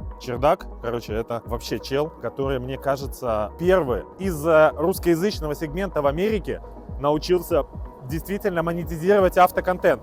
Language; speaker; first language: Russian; native; Russian